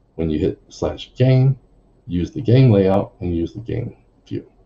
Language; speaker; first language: English; native; English